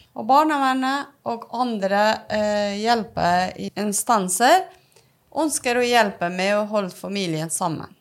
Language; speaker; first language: Norwegian; non-native, fluent; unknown